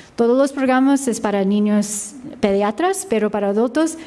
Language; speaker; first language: Spanish; non-native, learner; English